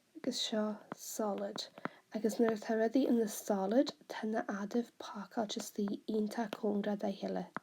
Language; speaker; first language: Irish; non-native, local second language; English